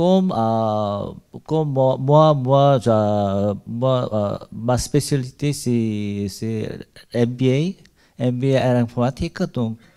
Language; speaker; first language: French; non-native, learner; Korean